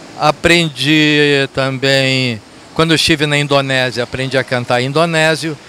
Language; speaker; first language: Portuguese; early bilingual, other home language; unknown